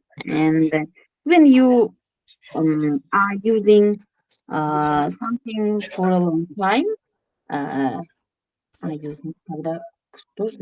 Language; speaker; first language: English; non-native, learner; Russian